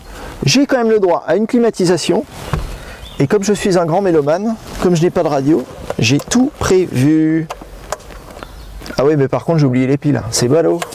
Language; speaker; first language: French; native; French